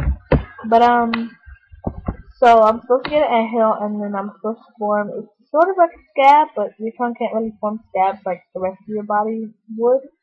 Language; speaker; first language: English; native; English